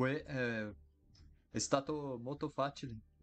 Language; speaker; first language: Italian; non-native, learner; Portuguese